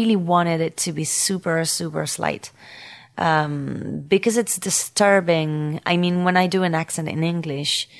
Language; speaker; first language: English; non-native, fluent; French